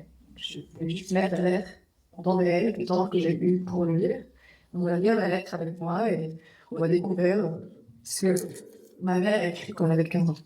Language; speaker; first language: French; non-native, fluent; Vietnamese